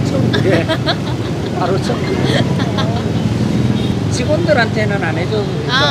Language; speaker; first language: Korean; native; Korean